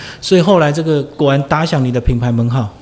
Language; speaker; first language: Chinese; native; Chinese